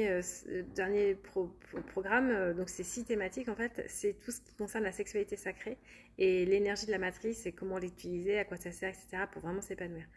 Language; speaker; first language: French; native; French